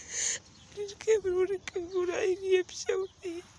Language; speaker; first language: Arabic; native; Arabic